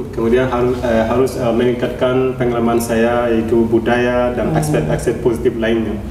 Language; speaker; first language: Indonesian; non-native, fluent; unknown